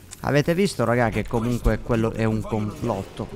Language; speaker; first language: Italian; native; Italian